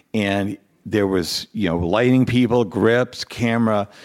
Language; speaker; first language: English; native; English